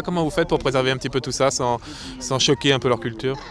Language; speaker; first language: French; native; French